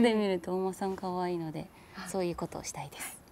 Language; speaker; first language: Japanese; native; Japanese